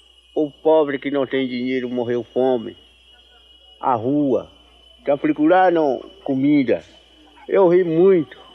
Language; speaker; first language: Portuguese; non-native, local second language; Kayapó